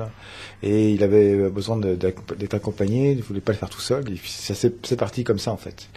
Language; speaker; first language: French; native; French